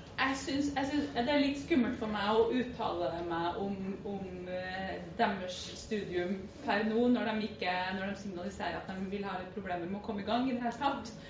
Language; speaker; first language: Norwegian; native; Norwegian